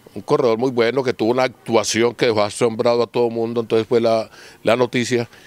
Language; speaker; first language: Spanish; native; Spanish